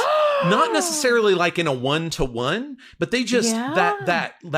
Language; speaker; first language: English; native; English